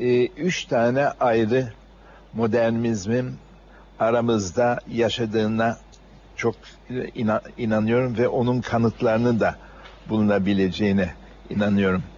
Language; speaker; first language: Turkish; native; Turkish